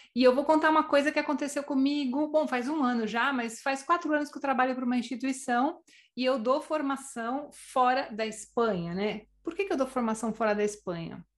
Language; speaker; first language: Portuguese; native; Portuguese